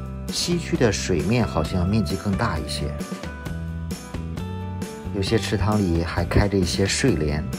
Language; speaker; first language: Chinese; native; Chinese